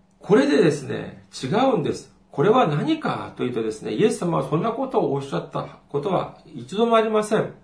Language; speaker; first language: Japanese; non-native, fluent; Korean